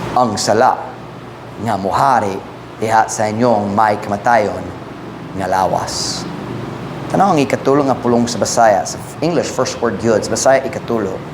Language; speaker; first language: Cebuano; non-native, fluent; English